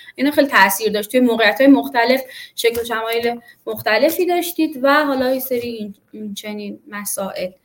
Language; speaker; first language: Persian; native; Persian